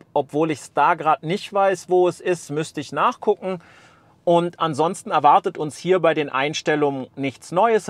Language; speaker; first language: German; native; German